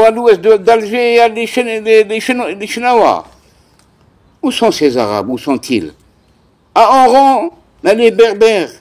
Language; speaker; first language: French; non-native, local second language; Kabyle